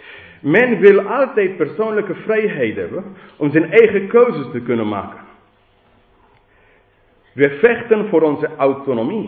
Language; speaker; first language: Dutch; non-native, fluent; English